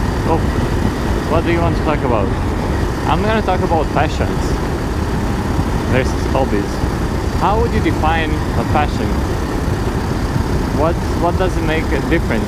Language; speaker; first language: English; non-native, fluent; Romanian